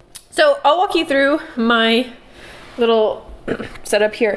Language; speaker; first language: English; native; English